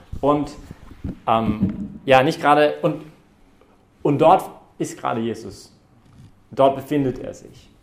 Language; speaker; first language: German; non-native, fluent; English